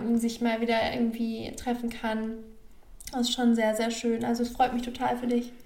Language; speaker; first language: German; native; German